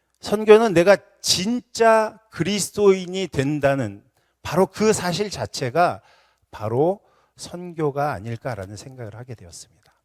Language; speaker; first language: Korean; native; Korean